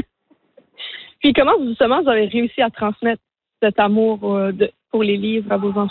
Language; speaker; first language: French; native; French